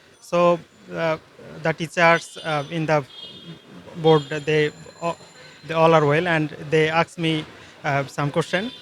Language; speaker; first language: English; non-native, learner; Bangla